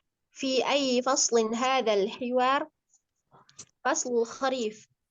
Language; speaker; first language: Arabic; non-native, learner; Indonesian